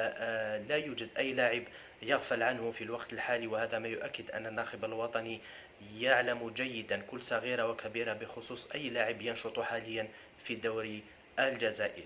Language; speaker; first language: Arabic; native; Arabic